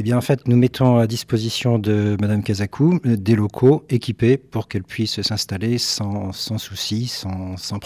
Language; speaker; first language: French; native; French